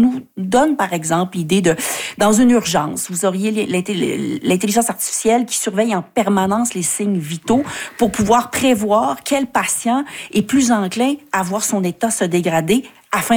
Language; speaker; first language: French; native; French